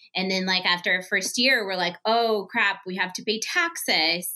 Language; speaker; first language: English; early bilingual, other home language; Portuguese